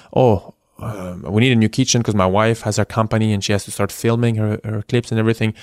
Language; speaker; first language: English; non-native, fluent; French